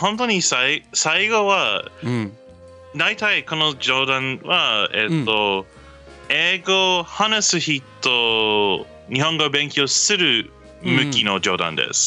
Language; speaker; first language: Japanese; non-native, learner; English